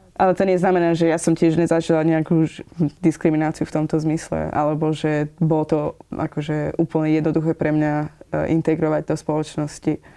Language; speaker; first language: Slovak; non-native, fluent; Persian